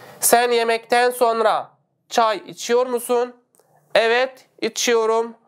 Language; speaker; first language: Turkish; non-native, fluent; Arabic